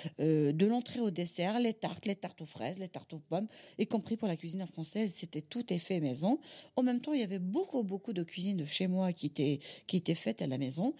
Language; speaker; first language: French; non-native, local second language; Kabyle